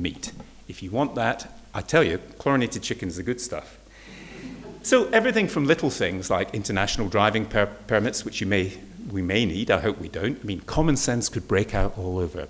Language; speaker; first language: English; native; English